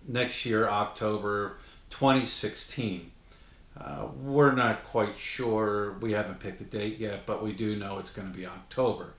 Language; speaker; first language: English; native; English